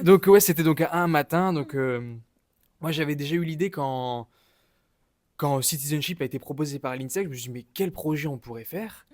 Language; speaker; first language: French; native; French